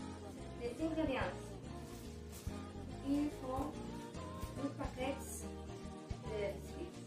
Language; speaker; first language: French; non-native, learner; Spanish